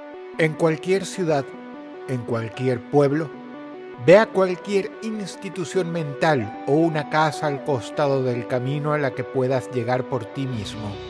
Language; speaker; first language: Spanish; native; Spanish